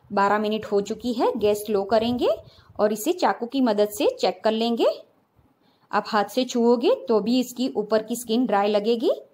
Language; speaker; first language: Hindi; non-native, local second language; Gujarati